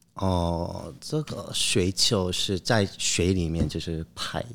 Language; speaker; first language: Chinese; non-native, learner; Korean